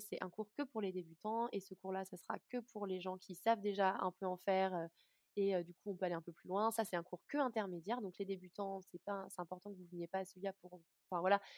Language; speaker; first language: French; native; French